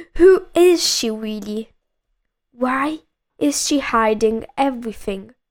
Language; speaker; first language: English; non-native, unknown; Italian